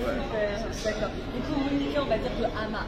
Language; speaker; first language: French; native; French